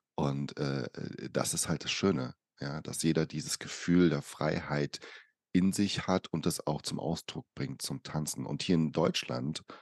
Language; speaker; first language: German; early bilingual, other home language; Portuguese